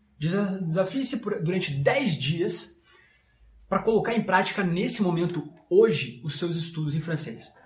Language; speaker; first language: Portuguese; non-native, fluent; French